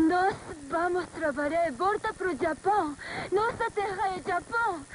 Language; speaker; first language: Portuguese; non-native, learner; Japanese